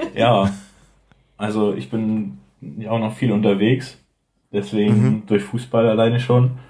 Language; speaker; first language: German; native; German